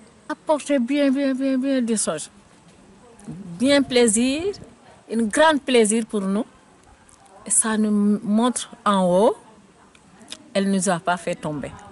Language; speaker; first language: French; non-native, learner; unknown